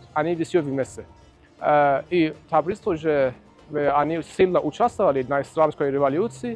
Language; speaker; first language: Russian; non-native, fluent; Azerbaijani